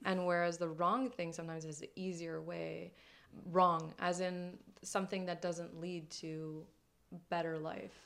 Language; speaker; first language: English; non-native, fluent; French